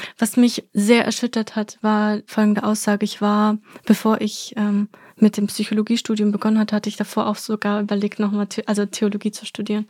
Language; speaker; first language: German; early bilingual, other home language; Russian